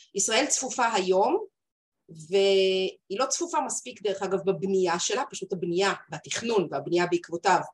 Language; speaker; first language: Hebrew; native; Hebrew